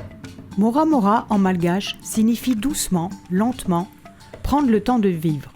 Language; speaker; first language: French; native; French